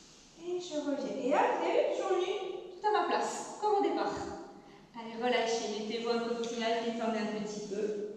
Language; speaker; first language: French; native; French